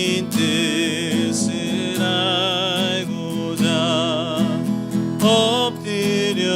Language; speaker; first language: Korean; native; Korean